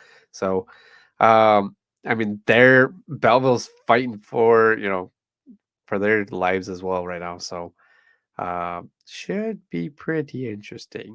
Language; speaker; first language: English; native; English